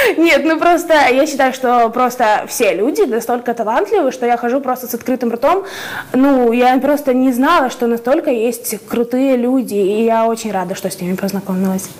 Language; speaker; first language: Russian; native; Russian